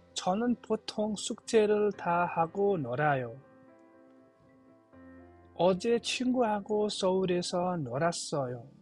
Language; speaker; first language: Korean; non-native, fluent; Nepali